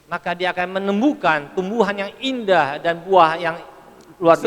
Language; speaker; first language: Indonesian; native; Indonesian